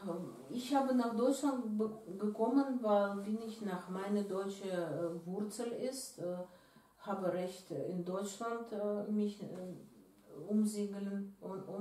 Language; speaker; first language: German; non-native, learner; Russian